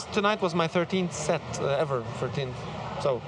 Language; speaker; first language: English; non-native, fluent; Arabic